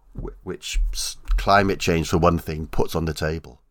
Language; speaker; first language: English; native; English